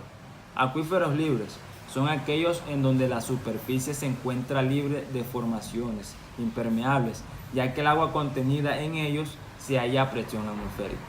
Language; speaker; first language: Spanish; native; Spanish